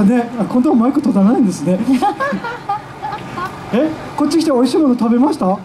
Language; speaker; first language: Japanese; native; Japanese